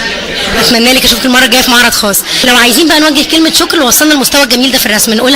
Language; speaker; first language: Arabic; native; Arabic